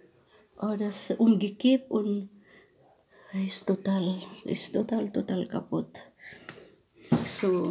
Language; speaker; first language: German; non-native, learner; Filipino